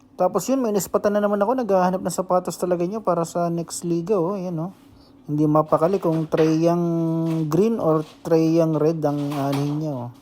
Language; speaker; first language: Filipino; native; Filipino